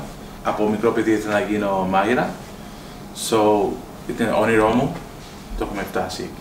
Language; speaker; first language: Greek; early bilingual, heritage; English